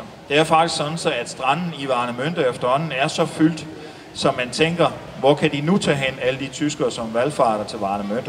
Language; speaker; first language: Danish; native; Danish